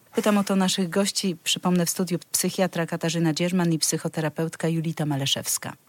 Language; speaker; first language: Polish; native; Polish